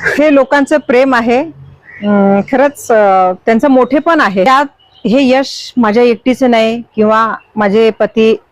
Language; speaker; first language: Marathi; native; Marathi